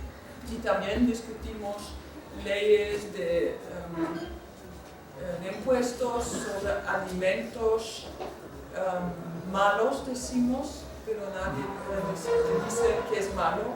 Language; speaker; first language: Spanish; non-native, fluent; German